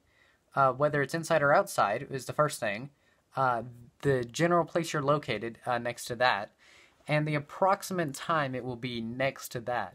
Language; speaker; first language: English; native; English